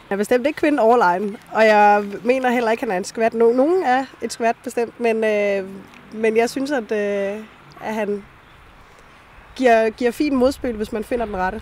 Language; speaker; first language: Danish; native; Danish